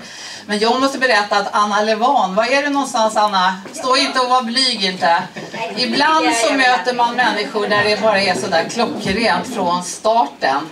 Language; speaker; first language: Swedish; native; Swedish